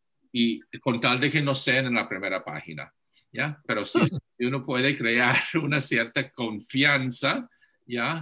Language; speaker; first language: Spanish; non-native, fluent; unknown